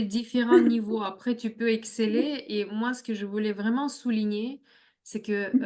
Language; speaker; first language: French; non-native, fluent; Russian